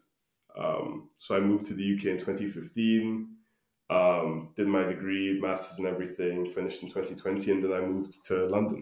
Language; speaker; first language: English; non-native, local second language; Akan